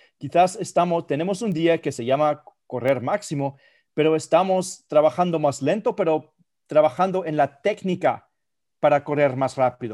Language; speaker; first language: Spanish; non-native, fluent; German